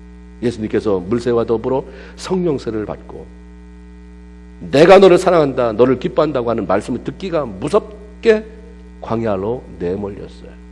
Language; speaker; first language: Korean; native; Korean